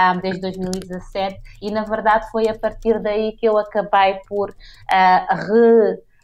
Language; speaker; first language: Portuguese; non-native, local second language; Kabuverdianu